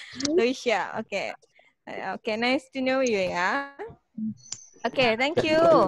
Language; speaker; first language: English; non-native, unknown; Indonesian